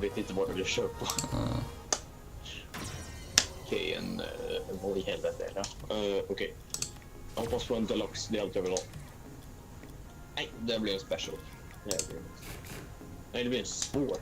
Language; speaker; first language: Swedish; native; Swedish